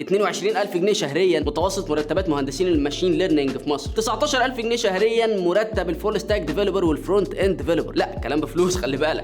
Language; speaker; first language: Arabic; native; Arabic